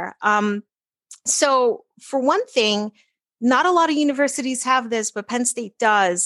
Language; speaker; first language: English; early bilingual, other home language; Portuguese